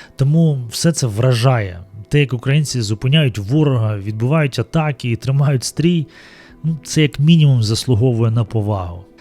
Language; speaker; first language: Ukrainian; non-native, local second language; Russian